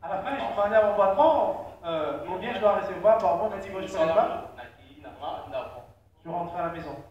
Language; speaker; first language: French; non-native, local second language; Lingala